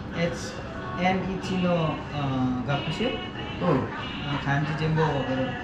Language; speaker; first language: Japanese; non-native, learner; Nepali